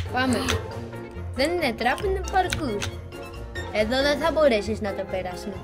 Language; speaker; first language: Greek; native; Greek